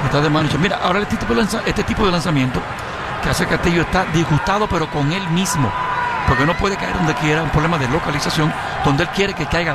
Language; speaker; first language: Spanish; native; Spanish